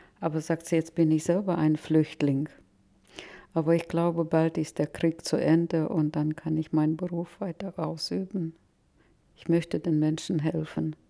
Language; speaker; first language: German; non-native, fluent; Russian